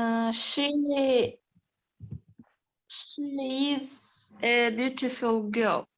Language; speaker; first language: English; non-native, learner; Kyrgyz